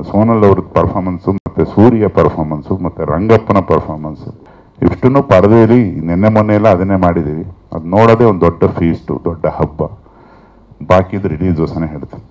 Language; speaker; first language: Kannada; native; Kannada